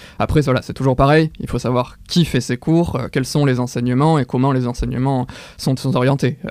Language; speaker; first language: French; native; French